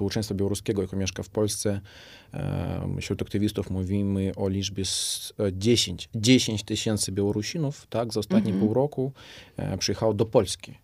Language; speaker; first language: Polish; non-native, fluent; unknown